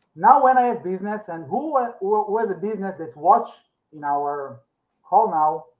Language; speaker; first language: English; non-native, learner; Hebrew